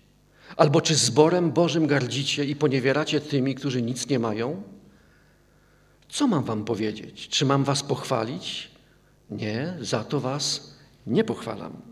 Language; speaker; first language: Polish; native; Polish